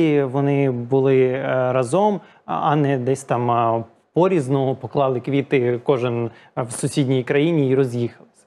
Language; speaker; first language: Ukrainian; native; Ukrainian